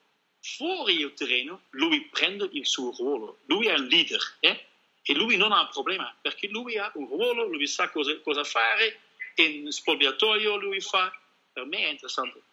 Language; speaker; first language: Italian; non-native, learner; Dutch